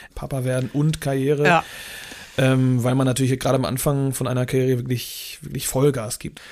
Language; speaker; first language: German; native; German